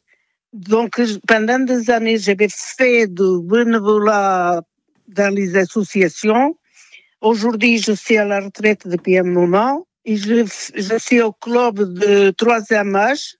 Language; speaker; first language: French; non-native, fluent; Portuguese